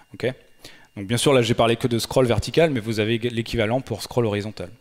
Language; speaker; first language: French; native; French